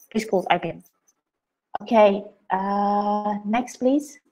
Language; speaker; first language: English; non-native, fluent; Indonesian